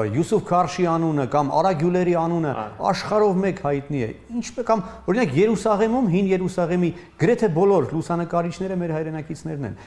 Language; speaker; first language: Armenian; native; Armenian